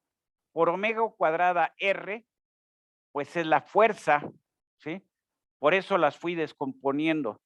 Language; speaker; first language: Spanish; native; Spanish